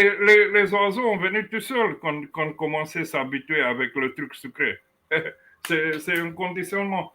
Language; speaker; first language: French; non-native, fluent; Romanian